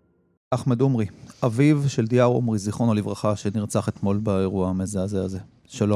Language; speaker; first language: Hebrew; native; Hebrew